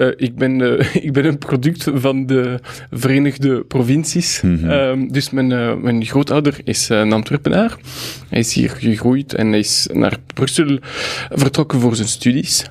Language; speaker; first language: Dutch; non-native, local second language; French